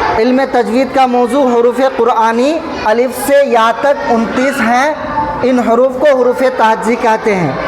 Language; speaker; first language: Urdu; native; Urdu